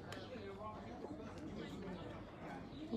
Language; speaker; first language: French; native; French